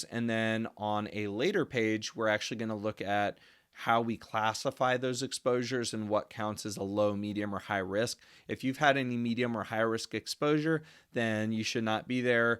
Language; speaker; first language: English; native; English